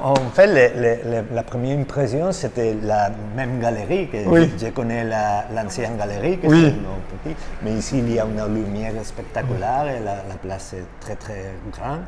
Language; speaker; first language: French; non-native, learner; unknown